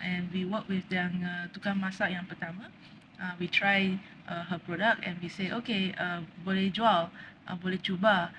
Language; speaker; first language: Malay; non-native, local second language; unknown